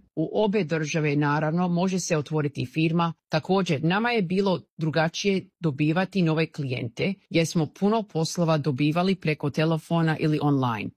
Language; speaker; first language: Croatian; early bilingual, heritage; Croatian